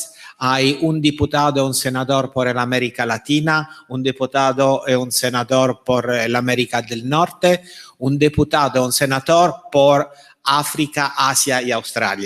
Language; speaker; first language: Spanish; non-native, fluent; Italian